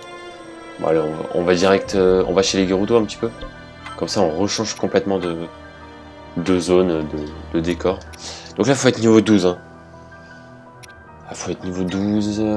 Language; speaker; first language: French; native; French